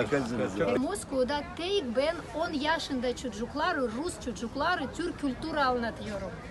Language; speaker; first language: Turkish; non-native, learner; Russian